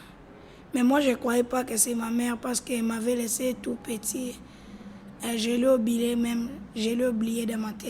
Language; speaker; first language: French; non-native, learner; Lingala